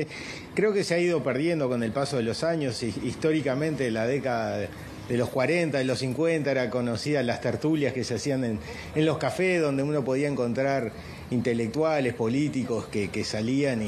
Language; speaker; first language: Spanish; native; Spanish